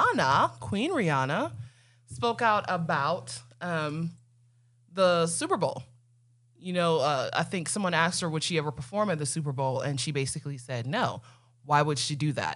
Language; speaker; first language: English; non-native, local second language; Akan